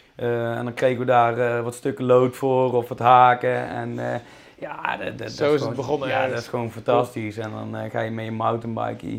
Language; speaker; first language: Dutch; native; Dutch